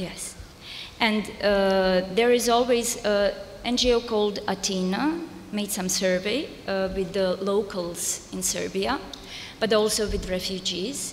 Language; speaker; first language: English; non-native, fluent; Serbian